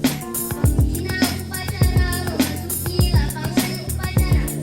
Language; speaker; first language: Indonesian; native; Indonesian